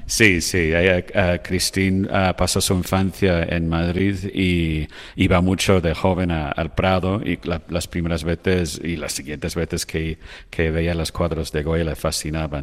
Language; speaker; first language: Spanish; non-native, fluent; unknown